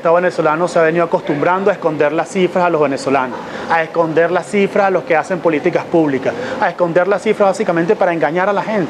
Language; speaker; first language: Spanish; native; Spanish